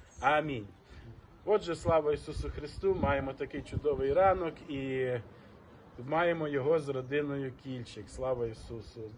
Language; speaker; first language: Ukrainian; non-native, local second language; Russian